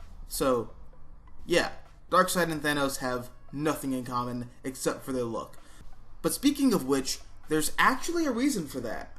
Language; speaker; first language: English; native; English